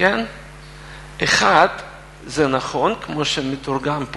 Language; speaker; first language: Hebrew; non-native, fluent; Russian